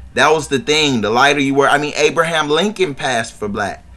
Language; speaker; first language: English; native; English